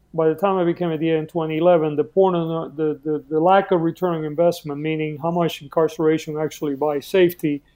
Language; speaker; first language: English; early bilingual, other home language; Spanish